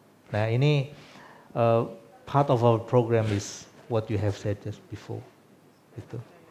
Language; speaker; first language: English; non-native, fluent; Sundanese